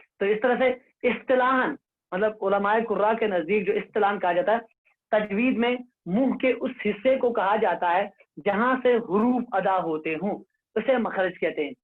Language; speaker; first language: Urdu; non-native, local second language; Kashmiri